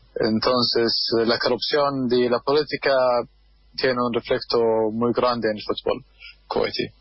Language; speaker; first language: Spanish; non-native, learner; Arabic